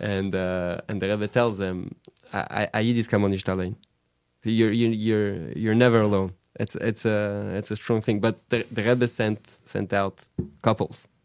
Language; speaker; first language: English; non-native, fluent; French